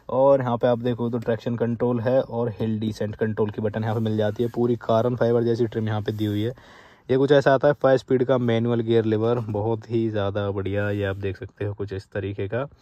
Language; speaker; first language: Hindi; native; Hindi